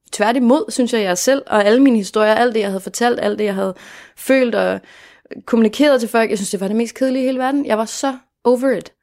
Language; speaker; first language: Danish; native; Danish